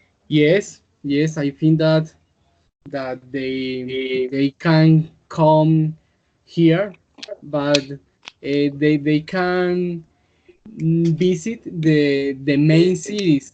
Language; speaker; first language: English; non-native, learner; Spanish